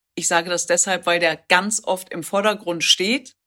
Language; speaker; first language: German; native; German